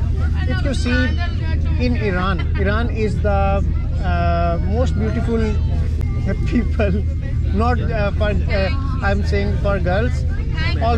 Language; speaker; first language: English; non-native, learner; Urdu